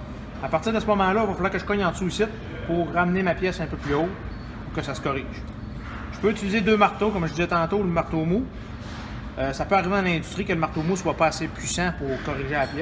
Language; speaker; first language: French; native; French